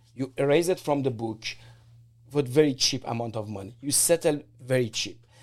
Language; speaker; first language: English; non-native, fluent; Persian